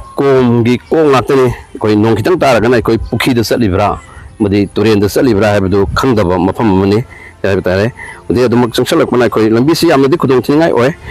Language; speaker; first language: Manipuri; native; Manipuri